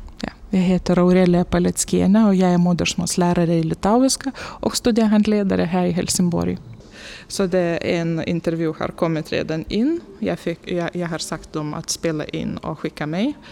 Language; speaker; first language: Swedish; non-native, fluent; Lithuanian